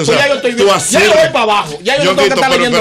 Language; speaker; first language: Spanish; native; Spanish